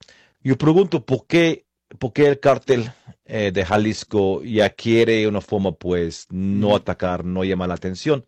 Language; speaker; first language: Spanish; non-native, fluent; English